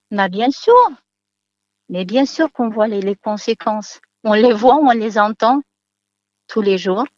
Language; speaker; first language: French; non-native, fluent; Romanian